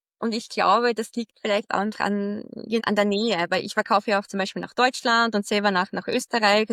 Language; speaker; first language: German; early bilingual, other home language; Arabic